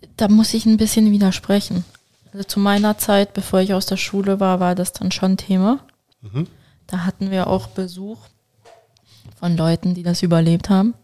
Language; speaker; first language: German; early bilingual, other home language; Turkish